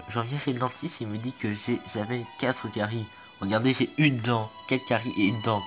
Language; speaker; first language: French; native; French